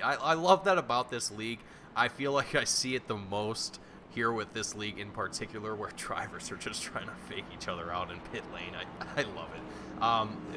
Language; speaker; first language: English; native; English